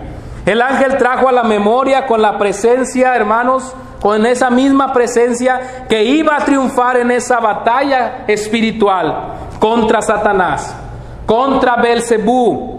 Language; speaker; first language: Spanish; native; Spanish